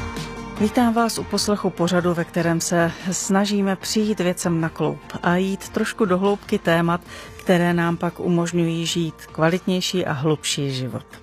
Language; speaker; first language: Czech; native; Czech